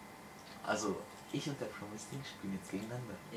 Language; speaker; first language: German; native; German